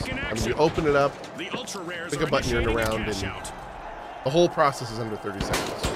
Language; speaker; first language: English; native; English